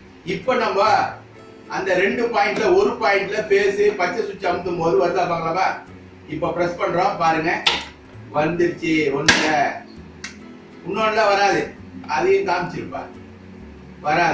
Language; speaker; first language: Tamil; native; Tamil